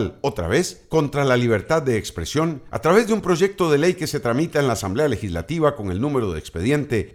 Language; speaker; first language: Spanish; native; Spanish